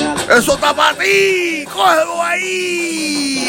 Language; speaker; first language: Spanish; early bilingual, heritage; Spanish